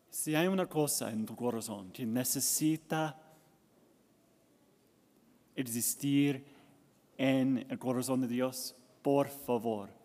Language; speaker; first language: Spanish; non-native, learner; English